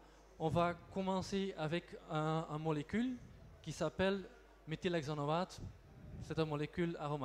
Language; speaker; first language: French; non-native, local second language; Dutch